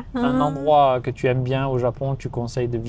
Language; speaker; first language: French; native; French